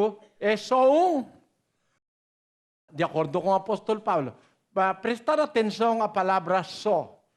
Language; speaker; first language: Portuguese; non-native, learner; Filipino